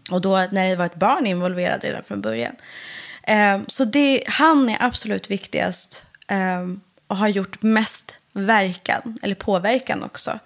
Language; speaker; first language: Swedish; early bilingual, other home language; Persian